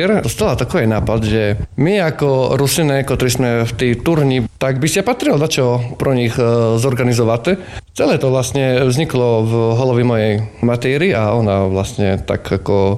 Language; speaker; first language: Slovak; non-native, local second language; Rusyn